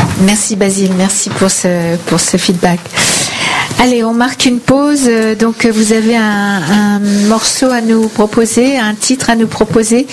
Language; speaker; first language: French; native; French